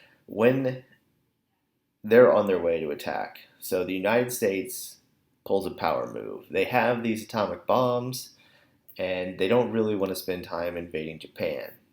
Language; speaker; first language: English; native; English